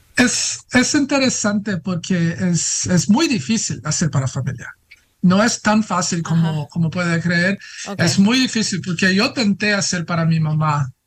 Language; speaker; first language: Spanish; non-native, fluent; Portuguese